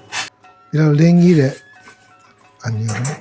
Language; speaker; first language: Turkish; non-native, learner; Japanese